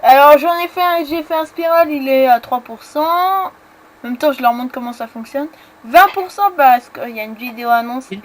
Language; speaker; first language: French; native; French